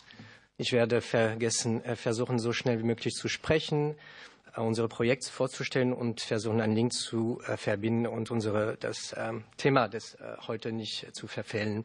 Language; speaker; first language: German; non-native, learner; French